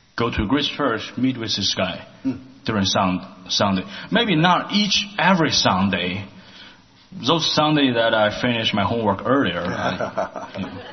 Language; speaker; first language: English; non-native, learner; Chinese